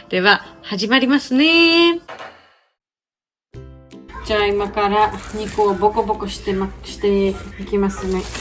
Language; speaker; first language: Japanese; non-native, learner; Georgian